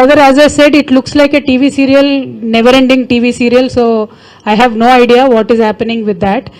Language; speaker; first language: English; non-native, local second language; Telugu